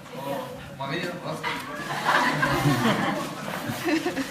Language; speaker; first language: Danish; non-native, learner; Kurdish